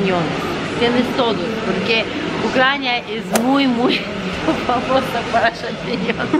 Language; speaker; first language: Spanish; non-native, learner; Ukrainian